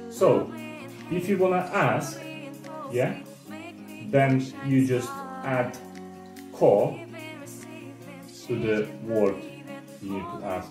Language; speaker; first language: English; non-native, fluent; Russian